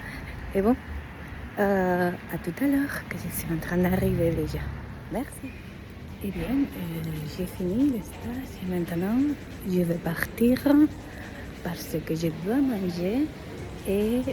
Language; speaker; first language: French; non-native, fluent; Spanish